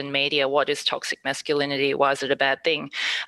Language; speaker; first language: English; early bilingual, other home language; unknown